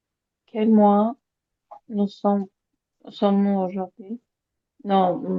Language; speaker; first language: French; non-native, learner; Azerbaijani